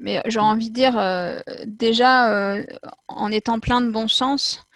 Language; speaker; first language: French; native; French